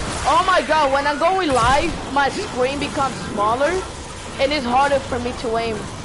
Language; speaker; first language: English; early bilingual, other home language; Spanish